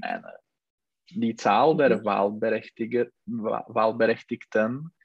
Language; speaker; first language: German; non-native, learner; Czech